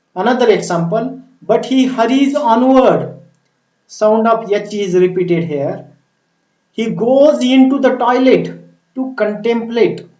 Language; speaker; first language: English; non-native, local second language; Marathi